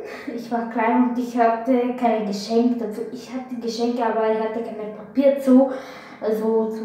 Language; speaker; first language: German; non-native, learner; Bulgarian